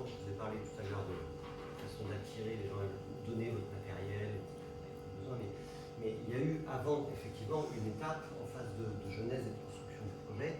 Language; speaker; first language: French; native; French